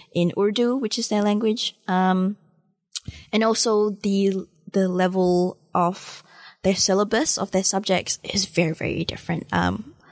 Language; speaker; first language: English; early bilingual, other home language; Malay